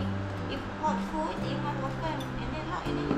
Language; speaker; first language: English; non-native, learner; Malay